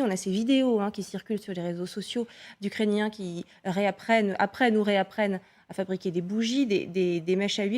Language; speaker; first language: French; native; French